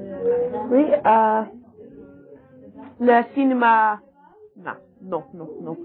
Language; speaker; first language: French; non-native, learner; English